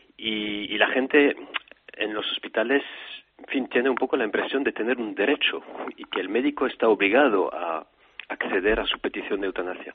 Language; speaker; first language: Spanish; non-native, fluent; French